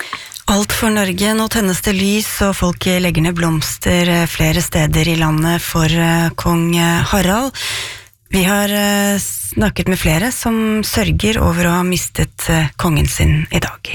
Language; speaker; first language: Norwegian; native; Norwegian